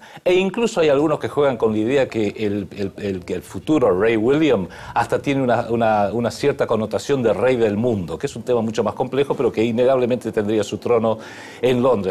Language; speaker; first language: Spanish; native; Spanish